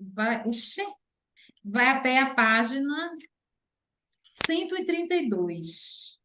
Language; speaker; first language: Portuguese; native; Portuguese